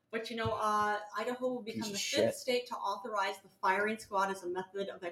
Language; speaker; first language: English; native; English